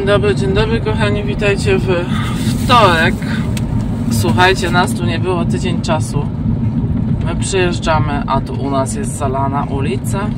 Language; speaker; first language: Polish; native; Polish